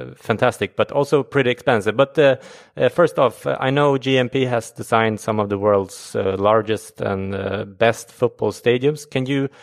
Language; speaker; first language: English; non-native, fluent; Swedish